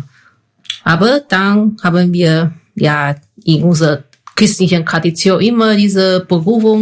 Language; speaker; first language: German; non-native, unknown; Chinese